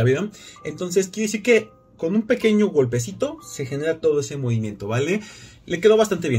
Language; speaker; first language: Spanish; native; Spanish